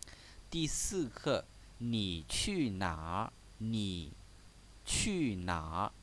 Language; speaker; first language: Chinese; non-native, learner; Hmong